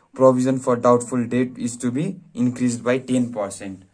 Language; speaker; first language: English; non-native, local second language; Nepali